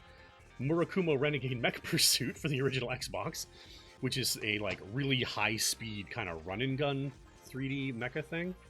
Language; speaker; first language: English; native; English